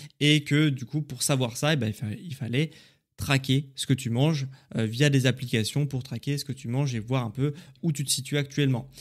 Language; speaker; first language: French; native; French